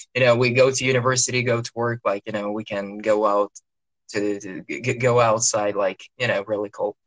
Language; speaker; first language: English; non-native, fluent; Russian